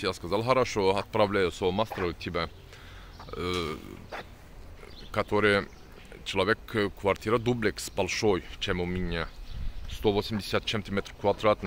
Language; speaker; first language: Russian; non-native, learner; Turkish